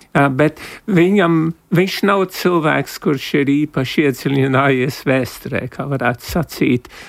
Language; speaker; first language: Latvian; early bilingual, heritage; Latvian